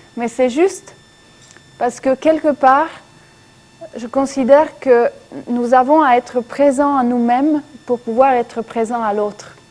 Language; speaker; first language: French; non-native, fluent; Italian